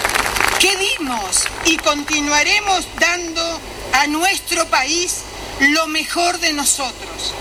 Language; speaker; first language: Spanish; native; Spanish